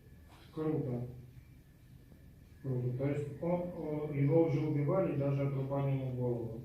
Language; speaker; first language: Russian; native; Russian